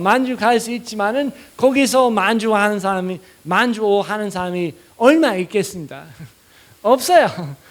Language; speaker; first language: Korean; non-native, fluent; English